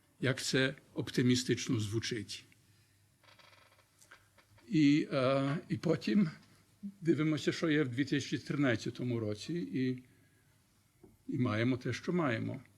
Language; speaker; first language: Ukrainian; early bilingual, heritage; Ukrainian